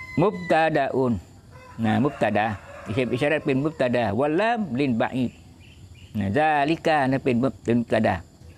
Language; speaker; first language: Malay; native; Malay